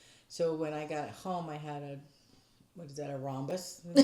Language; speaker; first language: English; native; English